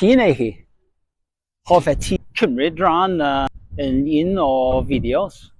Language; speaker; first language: Welsh; non-native, learner; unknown